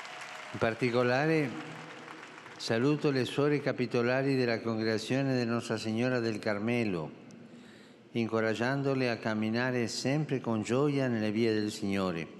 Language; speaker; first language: Italian; non-native, fluent; Spanish